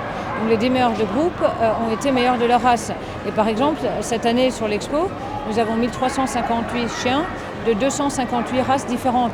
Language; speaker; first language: French; native; French